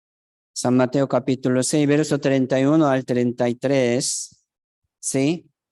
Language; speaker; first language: Spanish; non-native, fluent; Korean